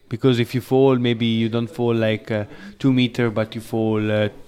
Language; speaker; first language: English; non-native, learner; Italian